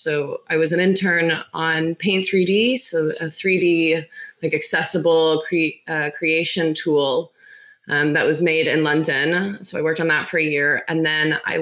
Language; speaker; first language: English; native; English